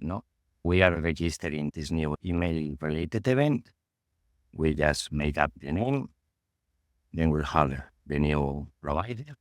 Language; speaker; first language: English; non-native, fluent; Spanish